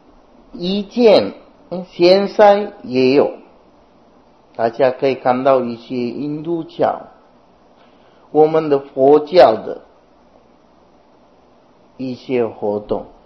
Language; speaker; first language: Chinese; non-native, fluent; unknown